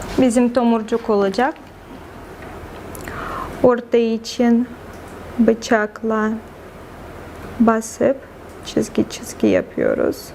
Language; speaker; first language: Turkish; non-native, fluent; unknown